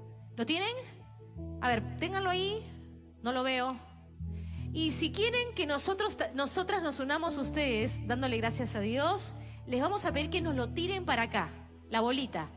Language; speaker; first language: Spanish; native; Spanish